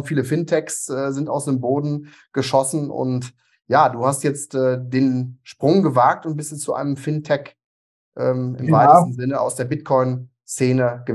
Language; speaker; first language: German; native; German